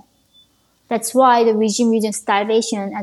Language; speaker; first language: English; non-native, fluent; Korean